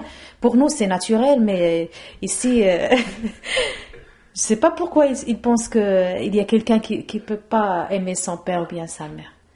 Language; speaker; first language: French; non-native, local second language; Arabic